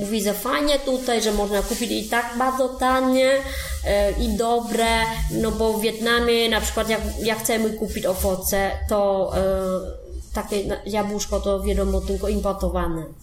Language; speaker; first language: Polish; non-native, fluent; Vietnamese